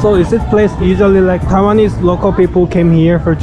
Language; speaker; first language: English; non-native, learner; Korean